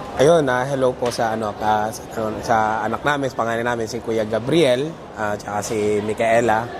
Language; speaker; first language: Filipino; native; Filipino